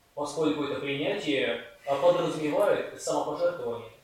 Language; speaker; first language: Russian; native; Russian